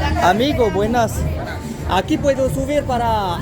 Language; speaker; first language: Spanish; non-native, learner; French